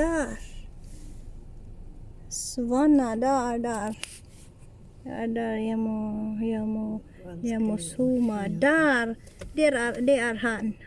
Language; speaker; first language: Norwegian; non-native, learner; Filipino